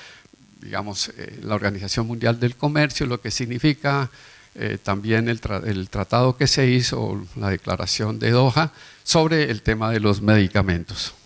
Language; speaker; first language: Spanish; native; Spanish